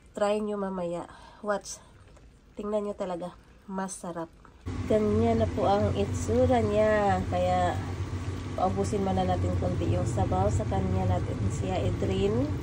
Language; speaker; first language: Filipino; native; Filipino